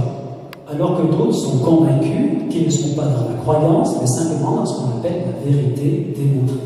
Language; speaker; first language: French; native; French